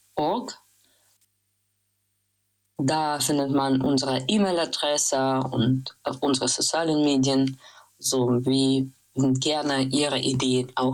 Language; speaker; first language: German; non-native, fluent; Russian